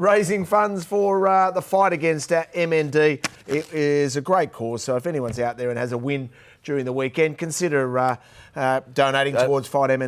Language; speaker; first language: English; native; English